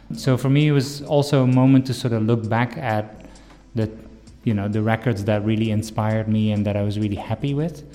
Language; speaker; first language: English; non-native, fluent; Dutch